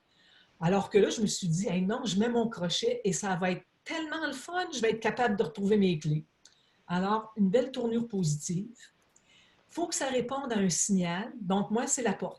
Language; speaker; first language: French; native; French